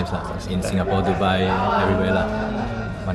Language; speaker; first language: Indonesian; non-native, learner; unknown